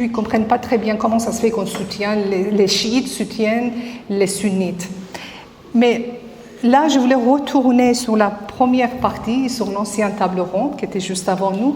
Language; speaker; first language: French; non-native, fluent; Persian